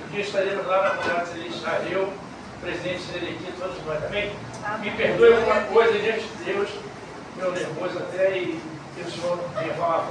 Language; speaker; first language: Portuguese; native; Portuguese